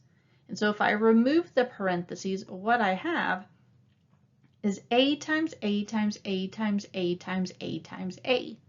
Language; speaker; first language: English; native; English